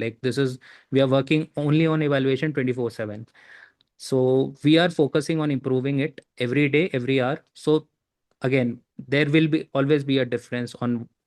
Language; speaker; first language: English; non-native, local second language; Hindi